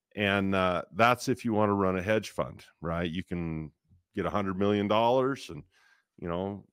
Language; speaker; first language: English; native; English